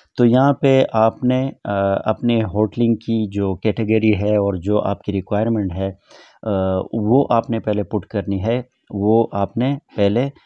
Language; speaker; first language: Urdu; non-native, local second language; Pashto